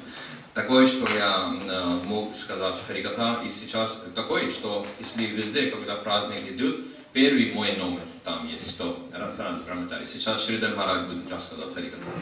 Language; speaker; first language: Russian; non-native, learner; Hindi